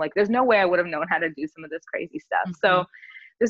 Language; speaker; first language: English; native; English